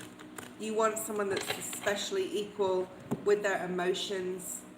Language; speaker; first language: English; native; English